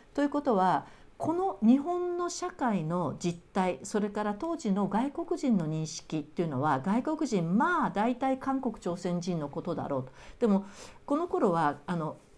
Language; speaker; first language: Japanese; native; Japanese